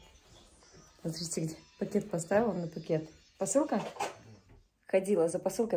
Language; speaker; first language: Russian; native; Russian